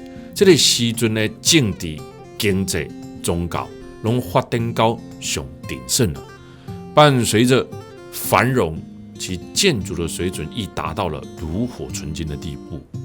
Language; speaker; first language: Chinese; native; Chinese